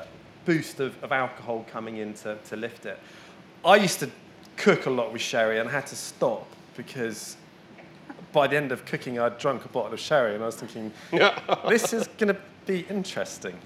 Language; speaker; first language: English; native; English